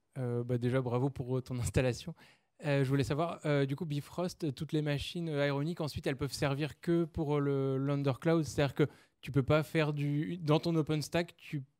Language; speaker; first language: French; native; French